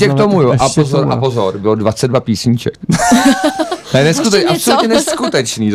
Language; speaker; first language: Czech; native; Czech